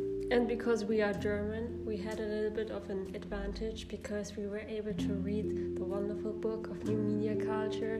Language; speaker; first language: English; non-native, fluent; German